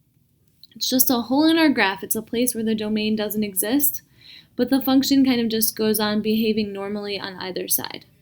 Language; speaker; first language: English; native; English